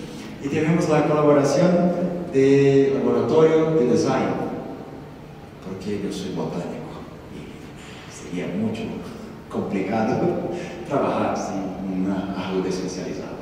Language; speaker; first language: Spanish; non-native, learner; Portuguese